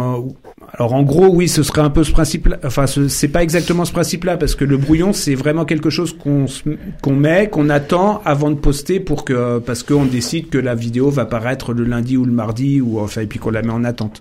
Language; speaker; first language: French; native; French